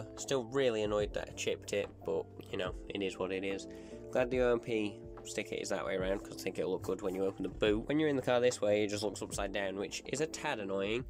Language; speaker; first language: English; native; English